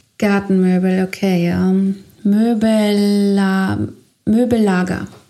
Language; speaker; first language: German; native; German